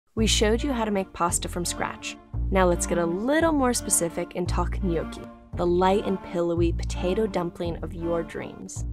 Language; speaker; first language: English; native; English